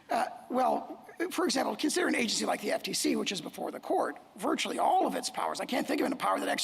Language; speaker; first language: English; native; English